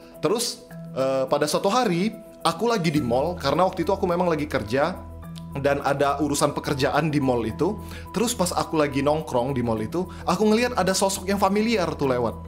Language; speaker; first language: Indonesian; native; Indonesian